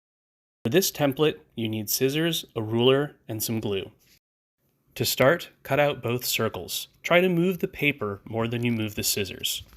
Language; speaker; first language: English; native; English